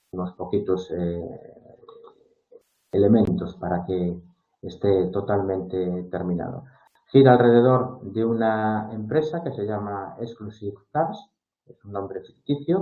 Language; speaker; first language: Spanish; native; Spanish